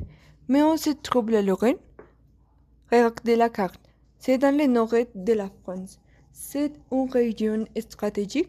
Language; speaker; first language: French; non-native, learner; Spanish